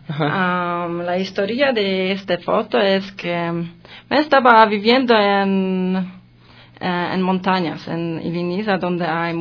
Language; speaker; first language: Spanish; non-native, learner; Polish